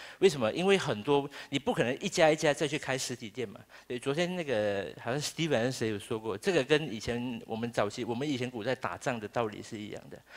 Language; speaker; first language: Chinese; native; Chinese